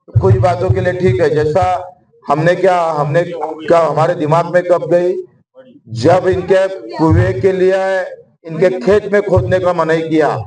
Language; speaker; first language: Hindi; non-native, local second language; Marathi